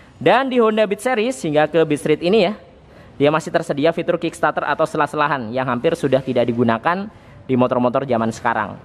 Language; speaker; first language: Indonesian; native; Indonesian